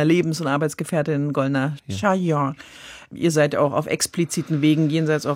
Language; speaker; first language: German; native; German